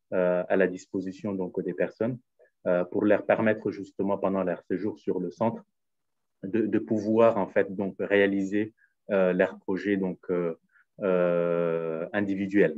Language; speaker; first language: French; native; French